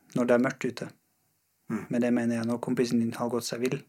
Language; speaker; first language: Norwegian; non-native, fluent; Persian